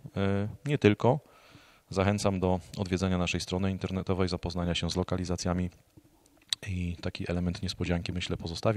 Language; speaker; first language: Polish; native; Polish